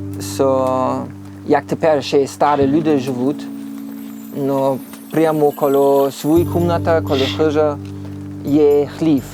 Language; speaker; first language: Ukrainian; non-native, learner; German